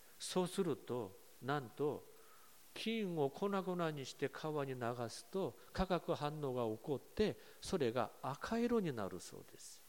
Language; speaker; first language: Japanese; non-native, fluent; Korean